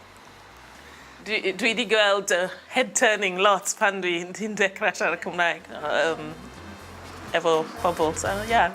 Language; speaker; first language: Welsh; non-native, learner; English